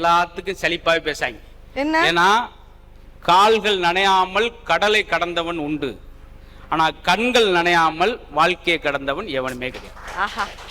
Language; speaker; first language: Tamil; native; Tamil